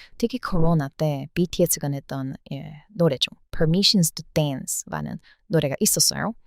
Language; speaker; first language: Korean; non-native, fluent; English